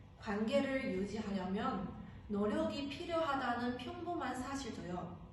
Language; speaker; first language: Korean; non-native, fluent; Chinese